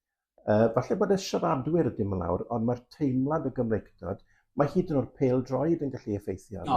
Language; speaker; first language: Welsh; native; Welsh